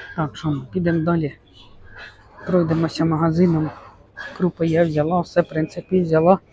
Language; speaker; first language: Ukrainian; native; Ukrainian